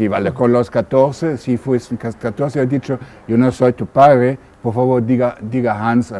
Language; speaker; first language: Spanish; non-native, learner; German